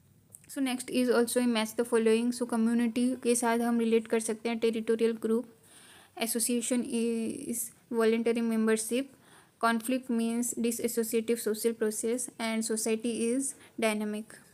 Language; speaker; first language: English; non-native, local second language; Hindi